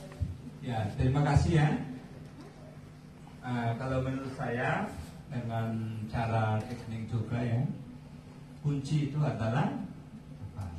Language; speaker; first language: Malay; non-native, fluent; Bangla